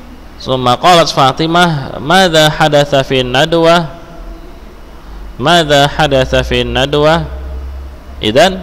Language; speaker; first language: Arabic; non-native, fluent; Indonesian